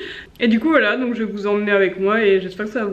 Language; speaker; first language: French; native; French